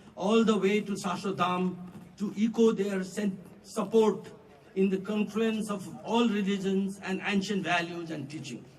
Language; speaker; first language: English; non-native, local second language; Nepali